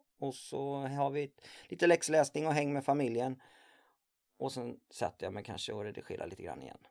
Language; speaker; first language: Swedish; native; Swedish